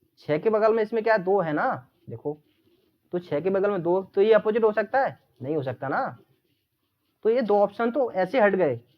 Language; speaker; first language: Hindi; native; Hindi